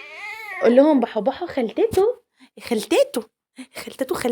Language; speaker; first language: Arabic; native; Arabic